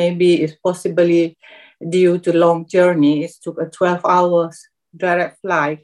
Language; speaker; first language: English; non-native, local second language; Malay